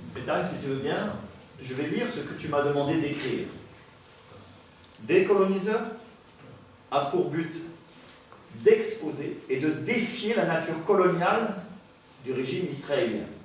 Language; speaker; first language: French; native; French